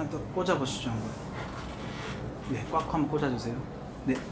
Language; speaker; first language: Korean; native; Korean